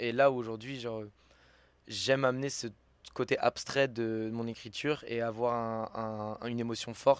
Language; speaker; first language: French; native; French